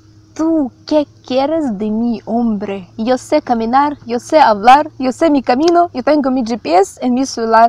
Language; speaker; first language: Spanish; non-native, fluent; Russian